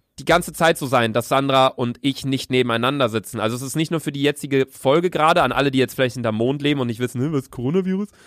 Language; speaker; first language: German; native; German